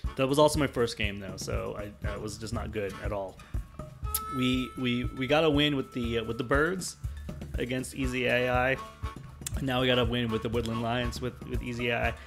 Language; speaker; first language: English; native; English